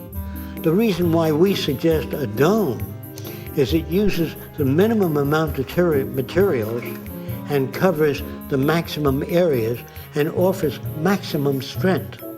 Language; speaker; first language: English; native; English